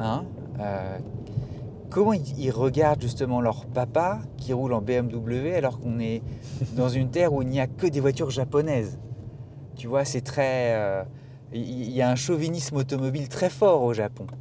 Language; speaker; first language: French; native; French